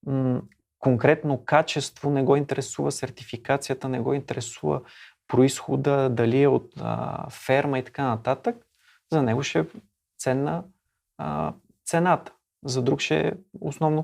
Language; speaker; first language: Bulgarian; native; Bulgarian